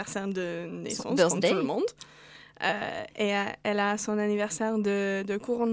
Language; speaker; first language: French; non-native, fluent; English